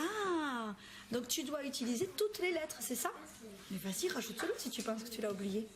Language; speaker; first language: French; native; French